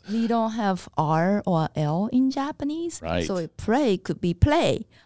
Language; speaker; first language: English; non-native, fluent; Japanese